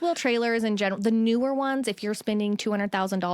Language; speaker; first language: English; native; English